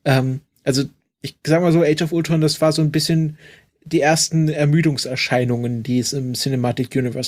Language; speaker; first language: German; native; German